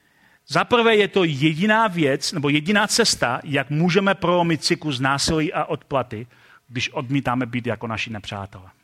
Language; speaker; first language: Czech; native; Czech